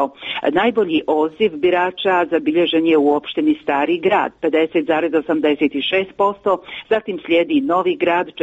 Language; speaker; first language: Croatian; native; Croatian